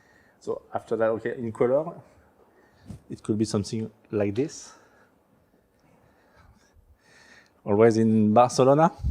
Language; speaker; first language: English; non-native, learner; French